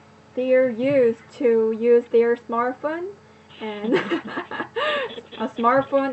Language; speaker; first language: English; non-native, learner; Korean